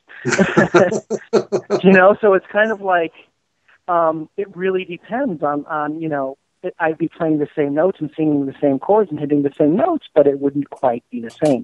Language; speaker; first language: English; native; English